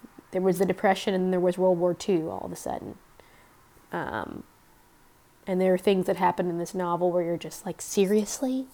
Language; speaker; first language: English; native; English